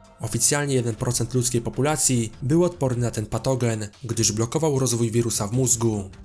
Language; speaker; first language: Polish; native; Polish